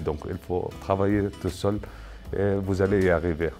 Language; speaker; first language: French; non-native, fluent; Arabic